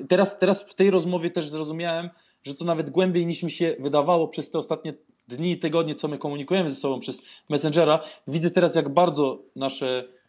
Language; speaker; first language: Polish; early bilingual, heritage; Polish